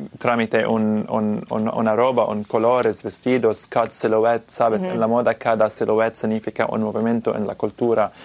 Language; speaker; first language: Spanish; non-native, learner; Italian